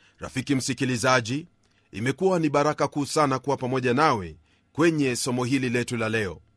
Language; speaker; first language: Swahili; native; Swahili